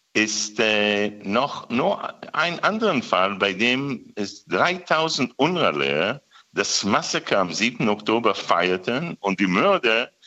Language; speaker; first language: German; non-native, fluent; Hebrew